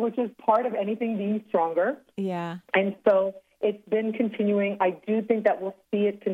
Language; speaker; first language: English; native; English